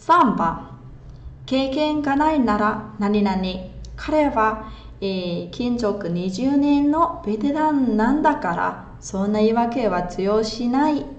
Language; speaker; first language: Japanese; non-native, fluent; Vietnamese